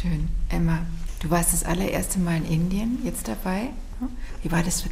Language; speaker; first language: German; native; German